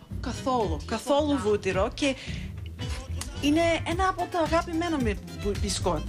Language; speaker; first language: Greek; early bilingual, heritage; Greek